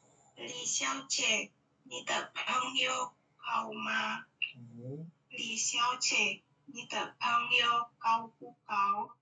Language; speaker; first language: Chinese; non-native, learner; Indonesian